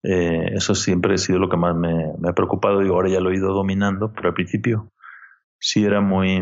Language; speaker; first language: Spanish; native; Spanish